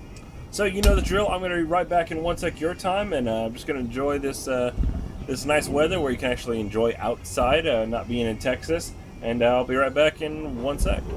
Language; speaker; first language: English; native; English